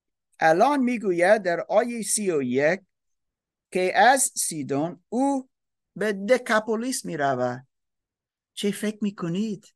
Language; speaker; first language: Persian; non-native, learner; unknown